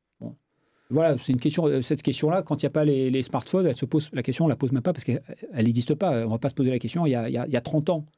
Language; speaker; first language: French; native; French